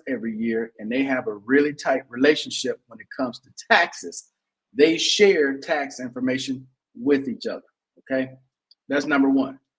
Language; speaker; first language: English; native; English